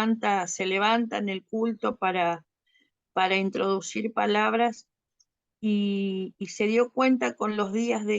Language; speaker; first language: Spanish; native; Spanish